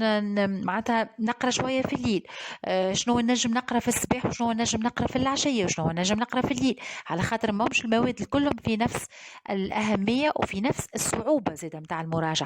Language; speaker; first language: Arabic; native; Arabic